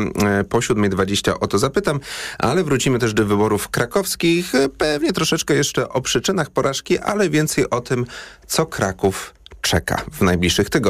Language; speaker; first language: Polish; native; Polish